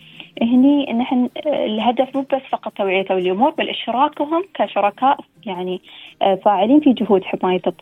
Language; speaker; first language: Arabic; native; Arabic